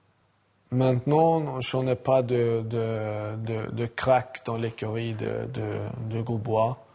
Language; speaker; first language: French; non-native, learner; Swedish